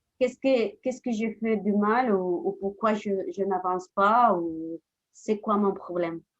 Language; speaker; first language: French; non-native, fluent; Spanish